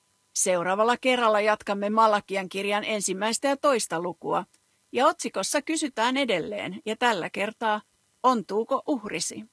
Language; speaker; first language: Finnish; native; Finnish